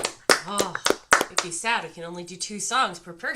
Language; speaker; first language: English; native; English